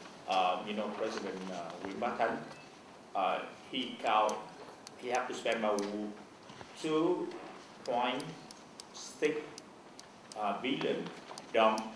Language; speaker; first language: English; non-native, learner; Vietnamese